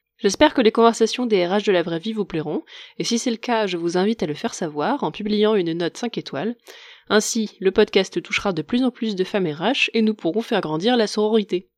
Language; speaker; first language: French; native; French